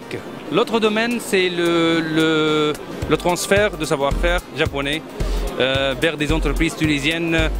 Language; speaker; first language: French; non-native, local second language; Arabic